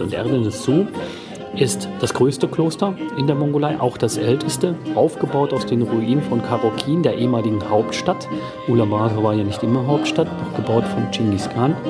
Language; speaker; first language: German; native; German